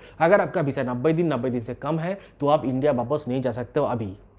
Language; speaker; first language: Hindi; non-native, local second language; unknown